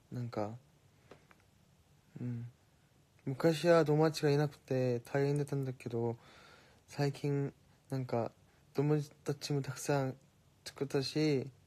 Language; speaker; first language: Japanese; non-native, fluent; Korean